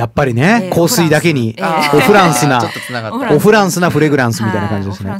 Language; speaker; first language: Japanese; native; Japanese